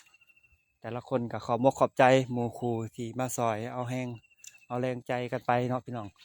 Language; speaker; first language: Thai; non-native, local second language; Northeastern Thai